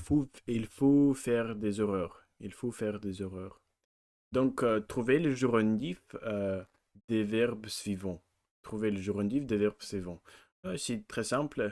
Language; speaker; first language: French; non-native, learner; Russian